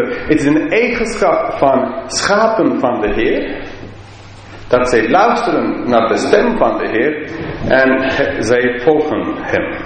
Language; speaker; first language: Dutch; non-native, fluent; English